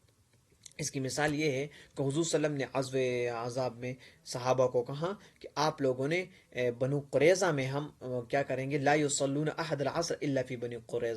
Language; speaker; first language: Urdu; non-native, local second language; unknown